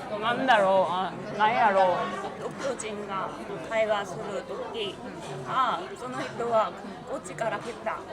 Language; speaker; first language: Japanese; non-native, learner; Korean